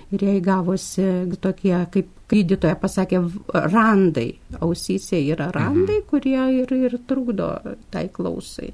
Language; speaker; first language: Lithuanian; native; Lithuanian